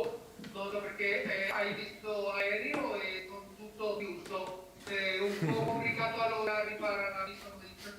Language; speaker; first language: Italian; non-native, learner; Spanish